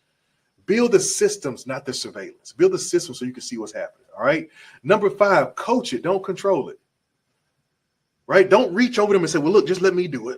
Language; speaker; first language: English; native; English